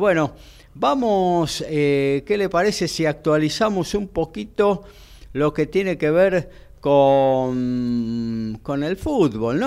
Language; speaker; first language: Spanish; native; Spanish